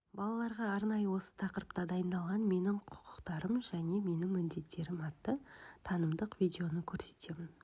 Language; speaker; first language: Kazakh; native; Kazakh